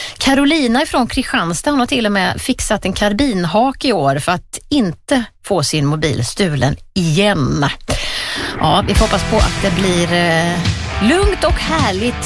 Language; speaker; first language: Swedish; native; Swedish